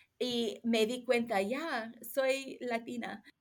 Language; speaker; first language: Spanish; non-native, learner; English